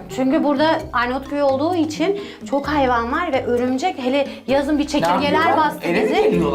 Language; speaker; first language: Turkish; native; Turkish